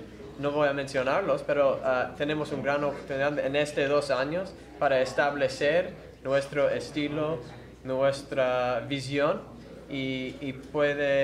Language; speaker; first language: Spanish; non-native, fluent; English